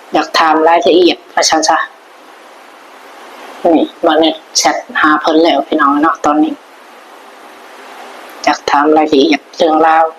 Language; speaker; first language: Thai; non-native, local second language; Lao